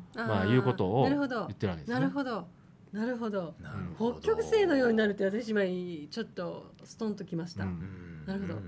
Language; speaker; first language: Japanese; native; Japanese